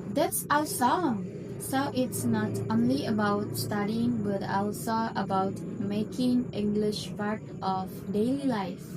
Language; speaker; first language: English; non-native, learner; Indonesian